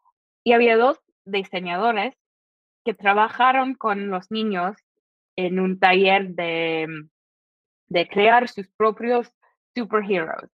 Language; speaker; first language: Spanish; non-native, fluent; English